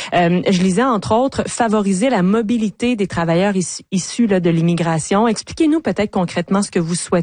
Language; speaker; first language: French; native; French